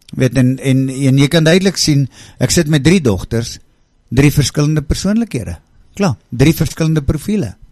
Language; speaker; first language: Afrikaans; native; Afrikaans